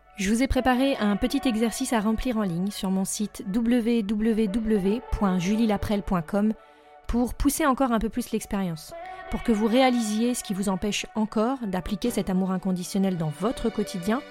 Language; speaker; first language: French; native; French